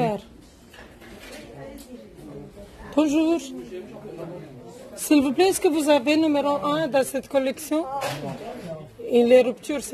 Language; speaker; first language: French; non-native, learner; Romanian